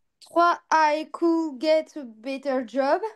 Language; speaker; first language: English; non-native, learner; French